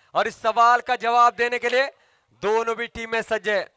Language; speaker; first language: Hindi; non-native, local second language; Marathi